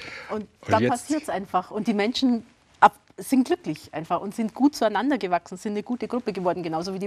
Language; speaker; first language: German; native; German